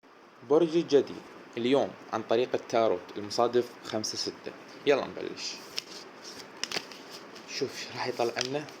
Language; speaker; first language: Arabic; native; Arabic